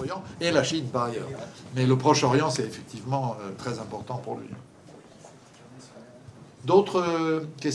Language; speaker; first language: French; native; French